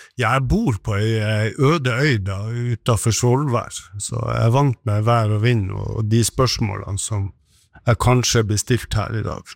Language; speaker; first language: Norwegian; native; Norwegian